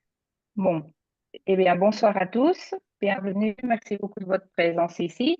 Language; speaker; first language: French; non-native, fluent; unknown